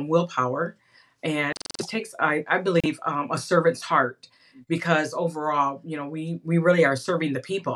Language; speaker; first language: English; native; English